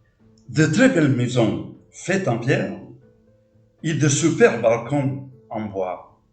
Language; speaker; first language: French; non-native, fluent; Portuguese